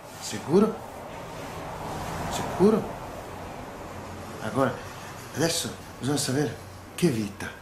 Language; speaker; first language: Italian; non-native, learner; Portuguese